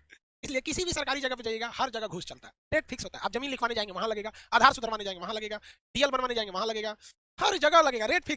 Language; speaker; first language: Hindi; native; Hindi